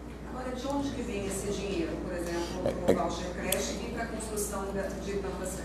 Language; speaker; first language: Portuguese; native; Portuguese